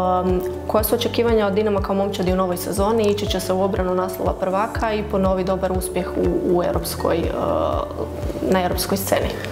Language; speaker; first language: Croatian; native; Croatian